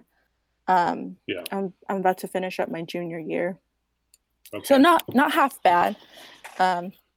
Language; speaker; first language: English; native; English